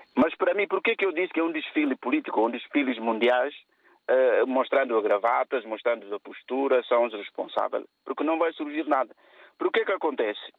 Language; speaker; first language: Portuguese; non-native, local second language; Upper Guinea Crioulo